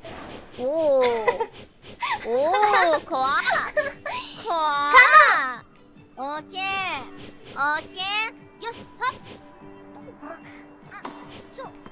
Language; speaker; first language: Japanese; non-native, learner; Indonesian